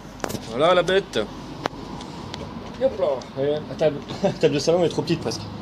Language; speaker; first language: French; native; French